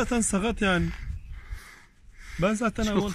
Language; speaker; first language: Turkish; non-native, learner; Arabic